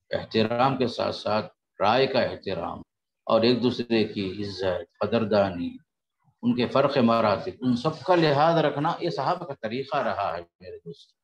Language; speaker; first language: Urdu; native; Urdu